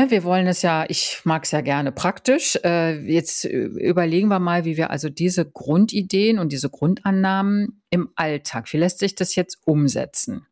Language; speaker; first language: German; native; German